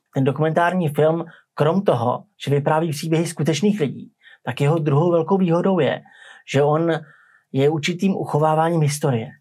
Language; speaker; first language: Czech; native; Czech